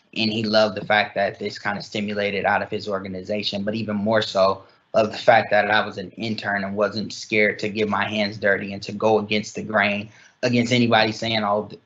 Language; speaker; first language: English; native; English